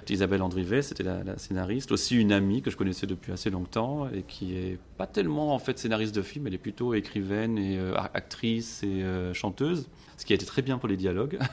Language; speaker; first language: French; non-native, local second language; Luxembourgish